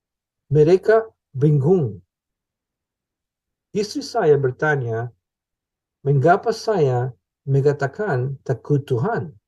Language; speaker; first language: Indonesian; non-native, learner; English